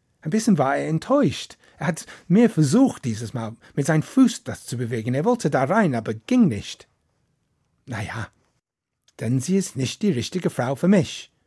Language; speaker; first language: German; non-native, fluent; English